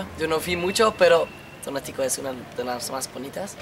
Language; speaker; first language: Spanish; non-native, learner; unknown